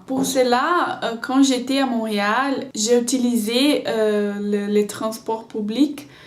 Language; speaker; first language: French; non-native, learner; Portuguese